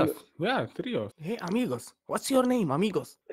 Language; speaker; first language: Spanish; non-native, learner; Arabic